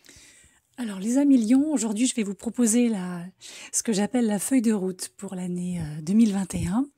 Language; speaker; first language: French; native; French